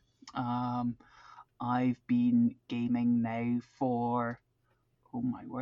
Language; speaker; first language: English; native; English